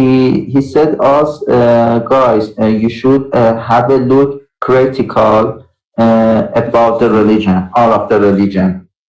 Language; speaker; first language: English; non-native, learner; Persian